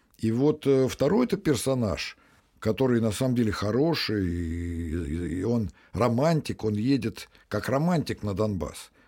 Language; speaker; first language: Russian; native; Russian